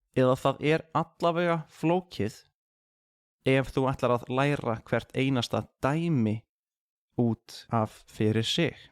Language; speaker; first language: Icelandic; native; Icelandic